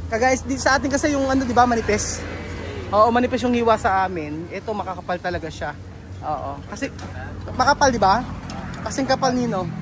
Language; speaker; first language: Filipino; native; Filipino